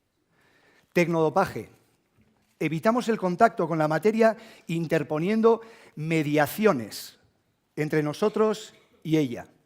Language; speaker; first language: Spanish; native; Spanish